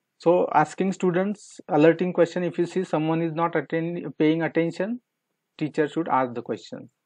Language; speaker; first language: English; non-native, local second language; Marathi